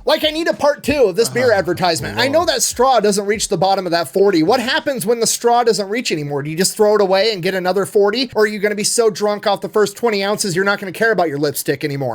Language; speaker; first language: English; native; English